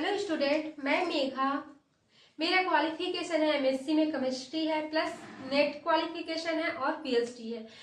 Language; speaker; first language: Hindi; native; Hindi